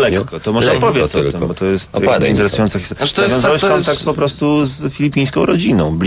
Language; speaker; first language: Polish; native; Polish